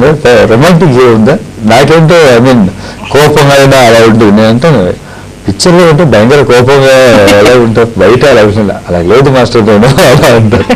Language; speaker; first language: Telugu; non-native, learner; Tamil